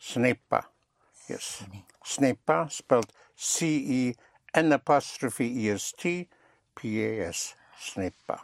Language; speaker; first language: French; non-native, fluent; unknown